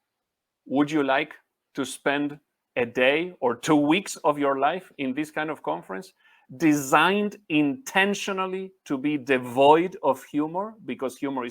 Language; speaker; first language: English; non-native, fluent; Spanish